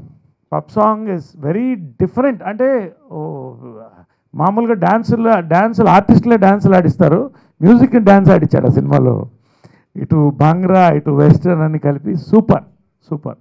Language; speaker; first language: Telugu; native; Telugu